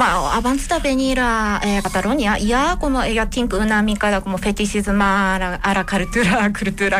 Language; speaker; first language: Catalan; non-native, learner; Japanese